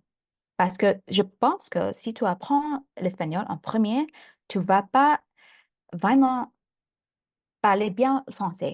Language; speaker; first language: French; non-native, fluent; Thai